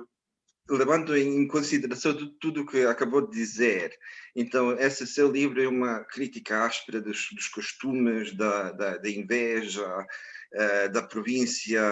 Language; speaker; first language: Portuguese; non-native, fluent; Croatian